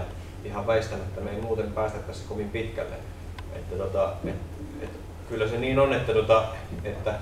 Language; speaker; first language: Finnish; native; Finnish